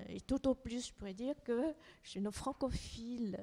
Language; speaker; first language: French; non-native, fluent; Chinese